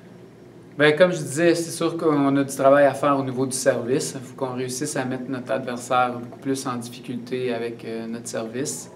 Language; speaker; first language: French; native; French